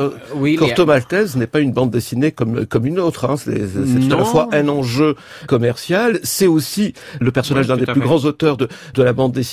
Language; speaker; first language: French; native; French